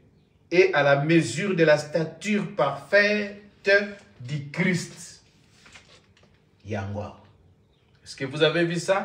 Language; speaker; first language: French; non-native, local second language; Lingala